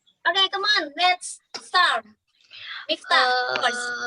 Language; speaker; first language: English; non-native, learner; Indonesian